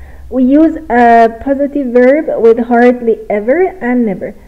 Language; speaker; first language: English; non-native, fluent; Persian